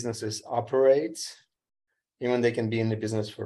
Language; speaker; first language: English; non-native, fluent; Ukrainian